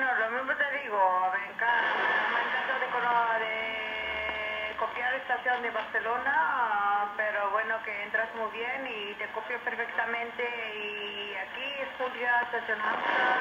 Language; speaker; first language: Spanish; non-native, learner; German